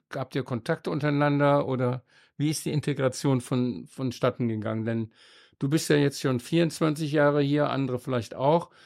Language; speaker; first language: German; native; German